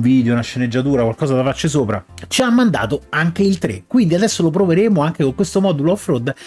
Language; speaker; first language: Italian; native; Italian